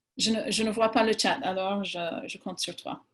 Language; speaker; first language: French; non-native, fluent; English